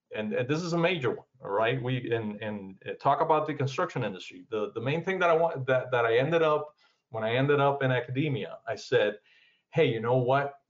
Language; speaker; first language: English; early bilingual, other home language; Spanish